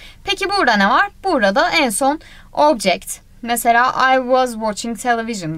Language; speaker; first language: English; non-native, fluent; Turkish